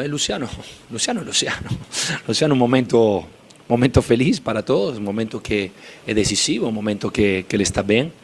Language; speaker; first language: Portuguese; non-native, fluent; Spanish